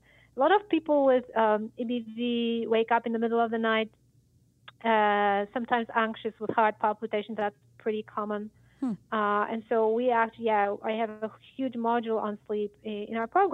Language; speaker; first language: English; non-native, fluent; Polish